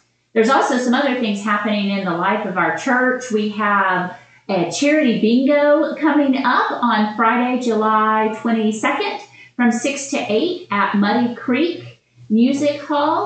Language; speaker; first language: English; native; English